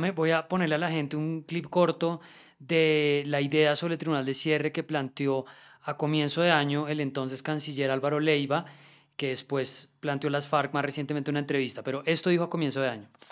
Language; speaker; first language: Spanish; native; Spanish